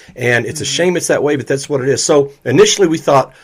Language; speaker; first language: English; native; English